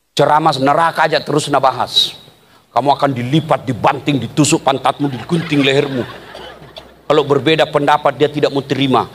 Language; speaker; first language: Indonesian; native; Indonesian